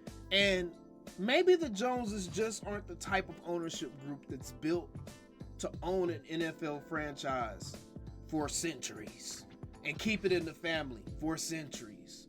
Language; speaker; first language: English; native; English